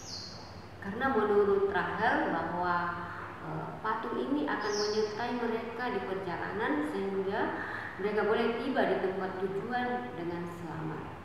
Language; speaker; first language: Indonesian; native; Indonesian